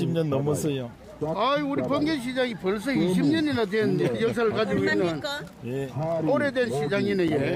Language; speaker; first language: Korean; native; Korean